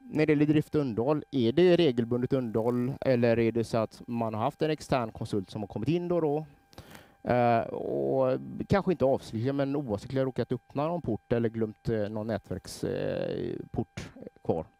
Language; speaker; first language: Swedish; native; Swedish